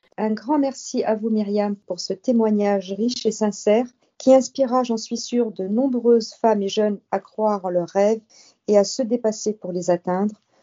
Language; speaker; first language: French; native; French